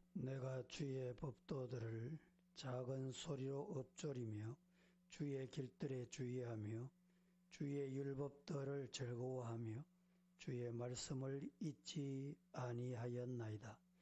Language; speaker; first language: Korean; native; Korean